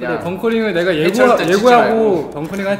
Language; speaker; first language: Korean; native; Korean